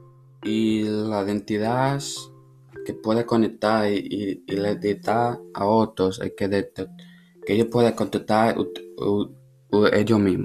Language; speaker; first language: Spanish; non-native, learner; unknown